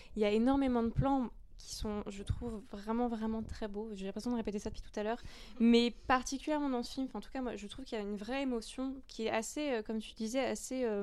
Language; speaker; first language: French; native; French